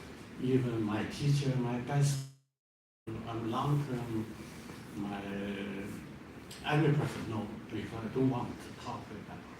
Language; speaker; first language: English; non-native, learner; Chinese